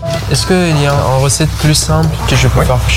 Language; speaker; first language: French; non-native, learner; Persian